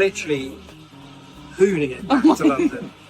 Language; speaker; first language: English; native; English